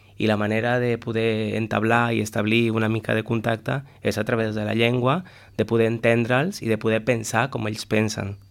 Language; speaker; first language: Catalan; non-native, fluent; Spanish